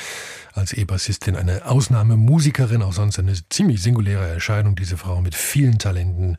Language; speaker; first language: German; native; German